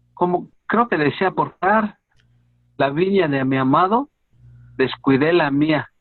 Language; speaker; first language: Spanish; native; Spanish